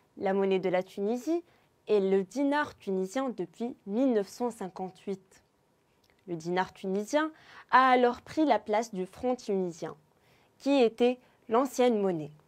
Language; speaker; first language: French; non-native, local second language; Arabic